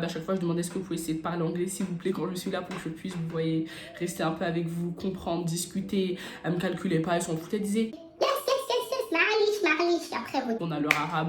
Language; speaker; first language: French; native; French